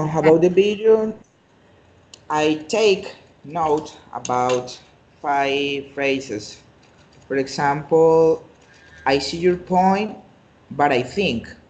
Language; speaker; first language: English; non-native, learner; Spanish